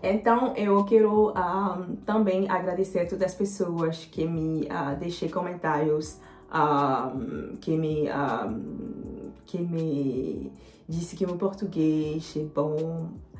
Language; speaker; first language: Portuguese; non-native, fluent; French